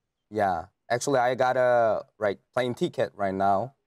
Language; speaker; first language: English; non-native, learner; Korean